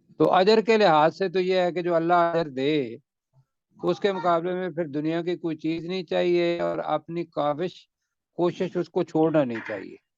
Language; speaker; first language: Urdu; non-native, local second language; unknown